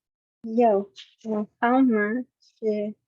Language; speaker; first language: Chinese; non-native, learner; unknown